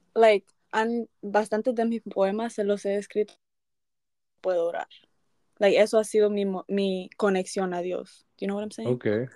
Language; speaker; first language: Spanish; early bilingual, heritage; Spanish